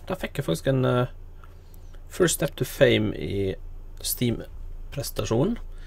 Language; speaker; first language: Norwegian; native; Norwegian